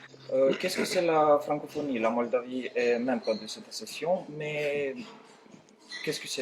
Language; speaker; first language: French; non-native, learner; Romanian